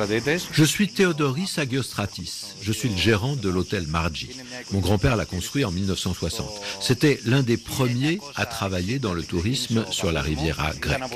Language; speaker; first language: French; non-native, fluent; Greek